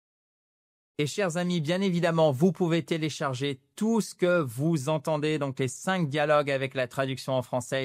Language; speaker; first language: French; native; French